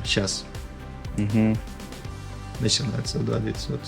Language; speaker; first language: Russian; non-native, learner; Turkish